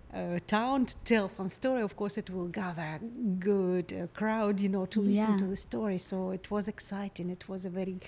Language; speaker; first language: English; non-native, fluent; Ukrainian